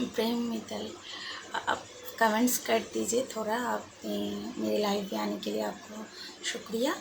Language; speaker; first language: Hindi; non-native, local second language; Bangla